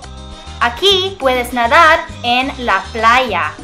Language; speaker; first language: Spanish; non-native, learner; English